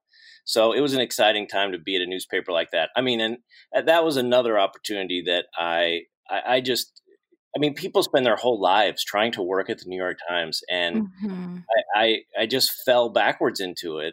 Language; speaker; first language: English; native; English